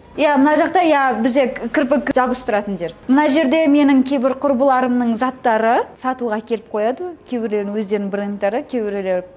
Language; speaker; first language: Kazakh; non-native, local second language; Russian